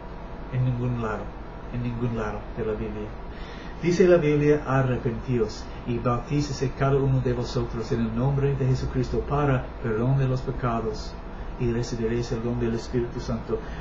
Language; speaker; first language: Spanish; non-native, learner; English